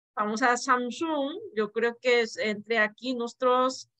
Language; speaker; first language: Spanish; non-native, fluent; Korean